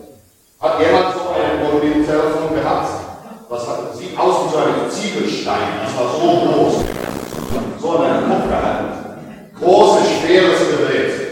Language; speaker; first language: German; non-native, learner; English